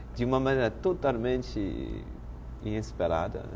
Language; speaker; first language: Portuguese; non-native, fluent; French